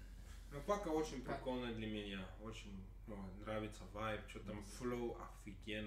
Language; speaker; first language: Russian; non-native, learner; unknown